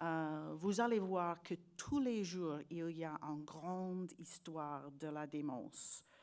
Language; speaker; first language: French; non-native, learner; English